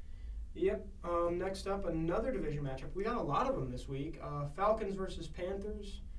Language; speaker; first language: English; native; English